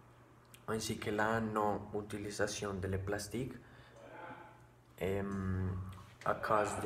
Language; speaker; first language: French; non-native, learner; Spanish